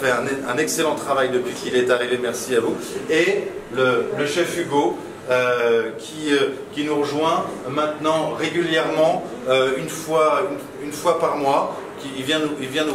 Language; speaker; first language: French; native; French